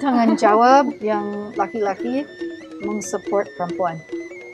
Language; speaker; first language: Indonesian; non-native, learner; English